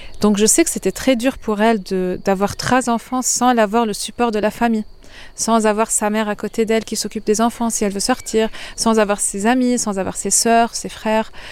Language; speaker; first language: French; non-native, local second language; Arabic